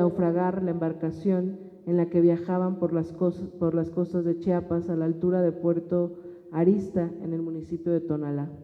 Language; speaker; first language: Spanish; native; Spanish